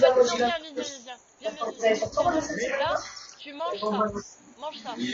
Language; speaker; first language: French; native; French